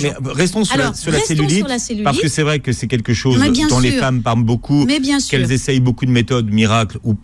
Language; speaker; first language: French; native; French